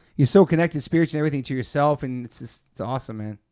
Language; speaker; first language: English; native; English